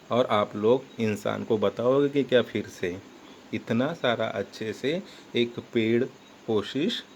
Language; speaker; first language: Hindi; non-native, local second language; Marathi